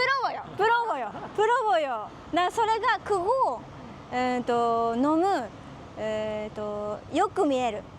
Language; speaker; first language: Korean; non-native, learner; Japanese